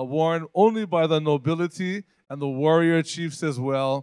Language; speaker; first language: English; native; English